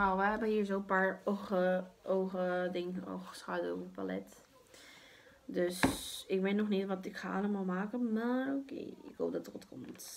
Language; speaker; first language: Dutch; early bilingual, other home language; Portuguese